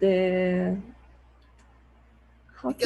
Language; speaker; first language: English; non-native, learner; Portuguese